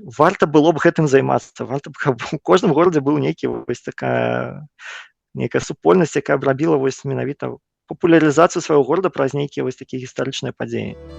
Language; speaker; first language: Belarusian; non-native, local second language; Russian